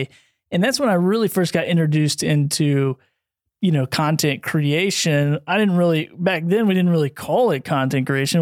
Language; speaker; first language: English; native; English